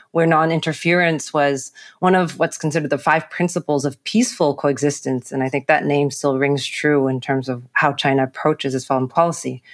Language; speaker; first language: English; non-native, local second language; Cantonese